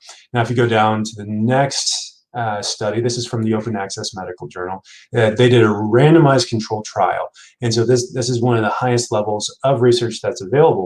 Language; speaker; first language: English; native; English